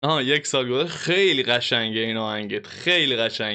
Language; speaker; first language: Persian; native; Persian